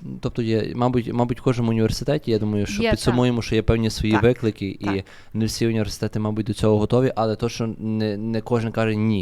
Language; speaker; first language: Ukrainian; native; Ukrainian